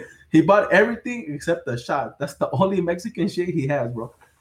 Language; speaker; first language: English; early bilingual, other home language; Spanish